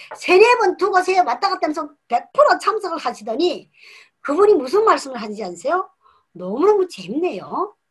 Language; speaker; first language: Korean; native; Korean